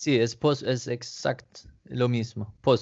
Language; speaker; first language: Spanish; non-native, learner; Swedish